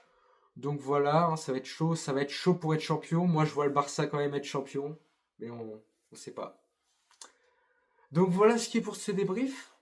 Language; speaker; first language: French; native; French